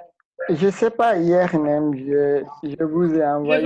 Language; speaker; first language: French; non-native, learner; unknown